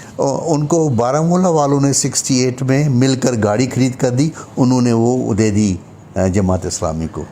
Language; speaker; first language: Urdu; non-native, local second language; Kashmiri